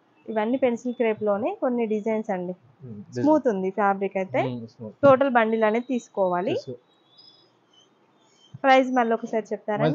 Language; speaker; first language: Telugu; native; Telugu